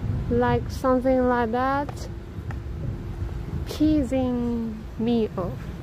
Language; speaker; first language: English; non-native, learner; Chinese